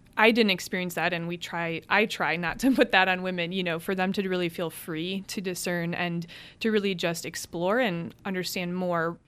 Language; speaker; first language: English; early bilingual, other home language; Hungarian